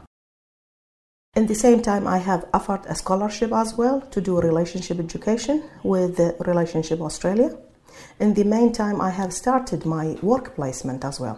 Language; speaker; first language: English; non-native, fluent; Arabic